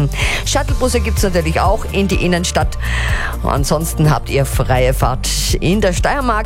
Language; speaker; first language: German; native; German